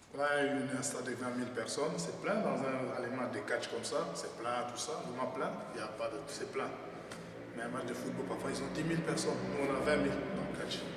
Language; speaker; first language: French; non-native, local second language; Lingala